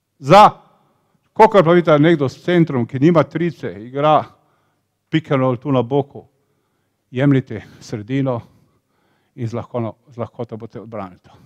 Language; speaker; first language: Slovenian; native; Slovenian